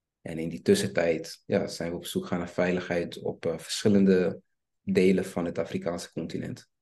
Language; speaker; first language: Dutch; early bilingual, other home language; Kinyarwanda